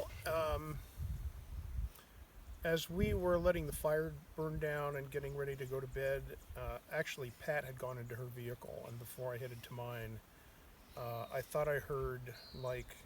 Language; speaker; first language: English; native; English